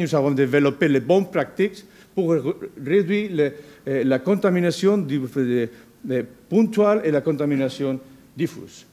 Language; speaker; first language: French; non-native, learner; Spanish